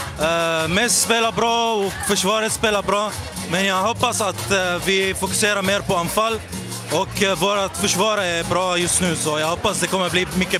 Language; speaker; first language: Swedish; non-native, fluent; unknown